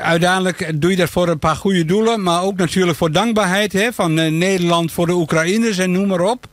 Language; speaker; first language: Dutch; native; Dutch